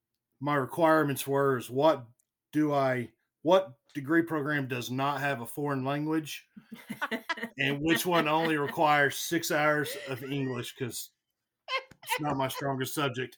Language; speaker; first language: English; native; English